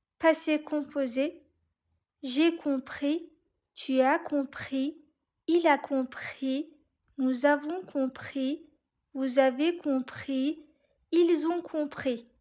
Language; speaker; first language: French; non-native, learner; Turkish